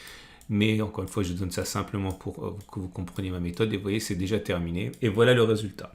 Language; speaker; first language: French; native; French